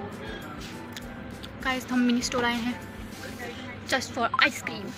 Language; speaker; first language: Hindi; native; Hindi